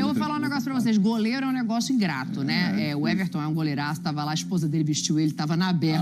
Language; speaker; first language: Portuguese; native; Portuguese